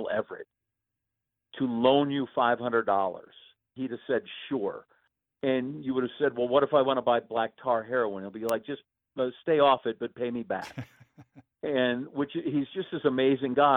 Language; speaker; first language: English; native; English